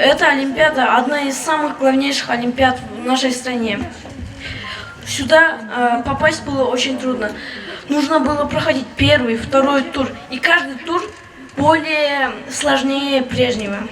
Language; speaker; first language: Russian; non-native, local second language; Kyrgyz